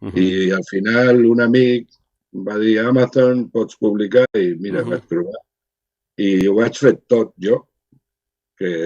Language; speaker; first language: Catalan; non-native, local second language; Spanish